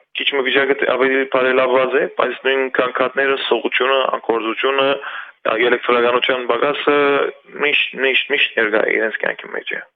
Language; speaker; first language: Armenian; early bilingual, heritage; Armenian